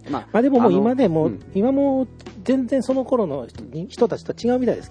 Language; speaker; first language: Japanese; native; Japanese